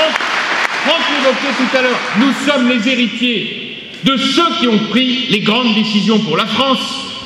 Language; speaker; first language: French; native; French